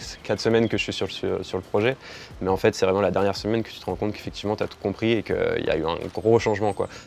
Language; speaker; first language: French; native; French